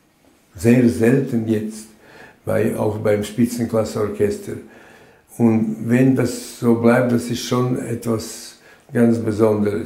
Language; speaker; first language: German; non-native, fluent; Latvian